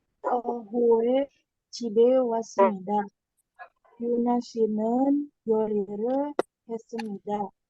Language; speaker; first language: Korean; non-native, learner; Indonesian